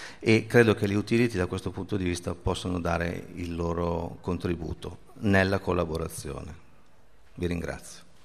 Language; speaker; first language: Italian; native; Italian